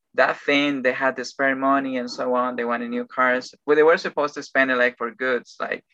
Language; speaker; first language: English; non-native, fluent; Spanish